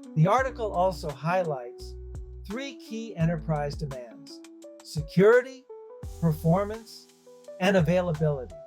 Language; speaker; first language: English; native; English